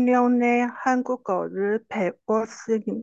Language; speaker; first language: Korean; non-native, learner; Chinese